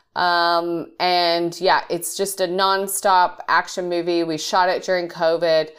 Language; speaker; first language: English; native; English